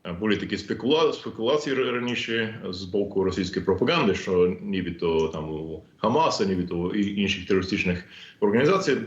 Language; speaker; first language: Ukrainian; non-native, fluent; English